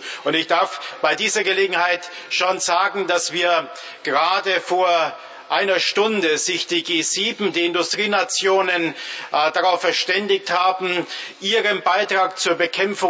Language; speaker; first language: German; native; German